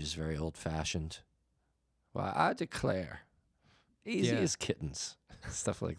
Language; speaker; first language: English; native; English